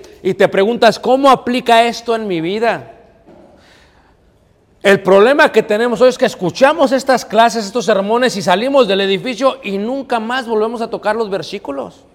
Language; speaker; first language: Spanish; native; Spanish